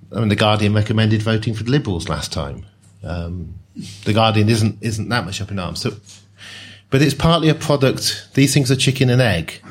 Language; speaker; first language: English; native; English